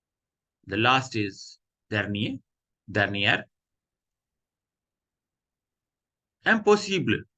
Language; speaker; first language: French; non-native, fluent; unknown